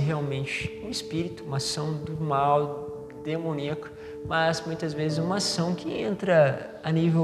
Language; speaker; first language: Portuguese; native; Portuguese